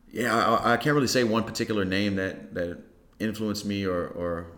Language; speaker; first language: English; native; English